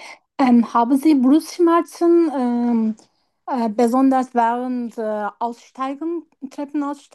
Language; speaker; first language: German; non-native, learner; Turkish